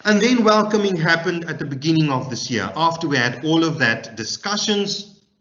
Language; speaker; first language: English; non-native, local second language; Afrikaans